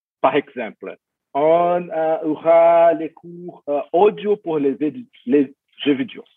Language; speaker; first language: French; non-native, fluent; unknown